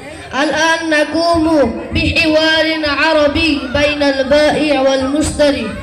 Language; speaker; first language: Arabic; non-native, learner; Bangla